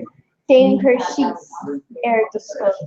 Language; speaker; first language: Irish; non-native, local second language; English